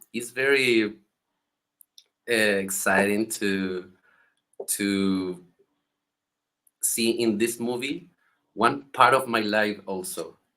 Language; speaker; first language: English; non-native, learner; Spanish